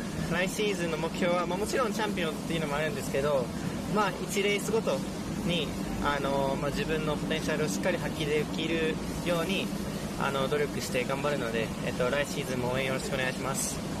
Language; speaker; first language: Japanese; early bilingual, heritage; Japanese